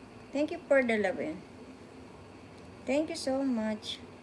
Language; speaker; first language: English; non-native, local second language; Filipino